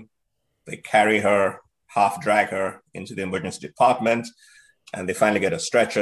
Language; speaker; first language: English; non-native, local second language; Yoruba